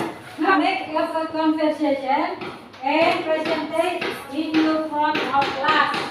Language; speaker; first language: English; non-native, learner; Indonesian